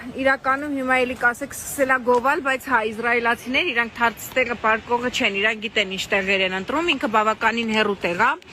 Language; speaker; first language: Armenian; native; Armenian